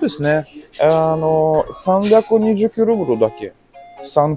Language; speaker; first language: Japanese; non-native, learner; Russian